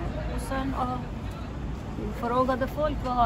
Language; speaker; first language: Swedish; non-native, learner; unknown